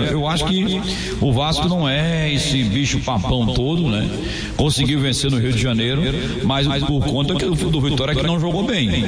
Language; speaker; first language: Portuguese; native; Portuguese